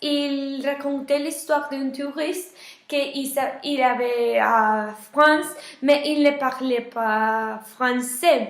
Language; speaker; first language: French; non-native, learner; Spanish